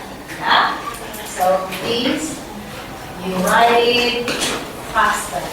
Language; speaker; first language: English; non-native, fluent; Indonesian